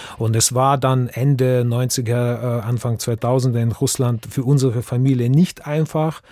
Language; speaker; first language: German; non-native, fluent; Russian